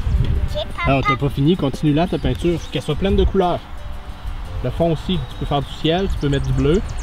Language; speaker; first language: French; native; French